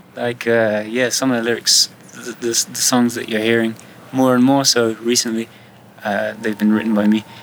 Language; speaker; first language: English; native; English